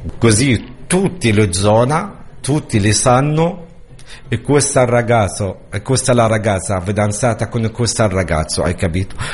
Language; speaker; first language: Italian; non-native, learner; Arabic